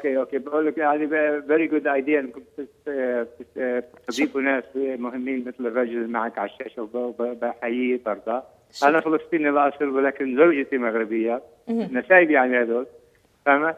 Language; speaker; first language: Arabic; native; Arabic